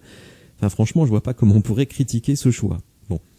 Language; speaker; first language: French; native; French